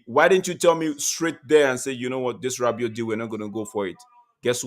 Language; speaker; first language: English; native; English